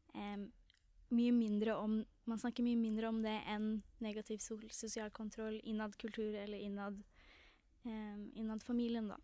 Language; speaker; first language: Norwegian; early bilingual, other home language; Tamil